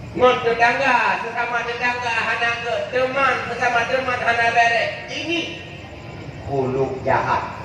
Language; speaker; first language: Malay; non-native, local second language; Achinese